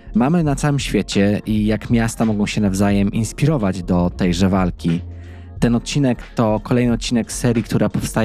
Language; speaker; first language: Polish; native; Polish